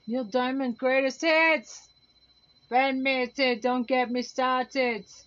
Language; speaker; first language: English; native; English